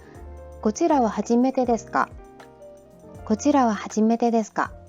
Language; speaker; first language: Japanese; non-native, fluent; Korean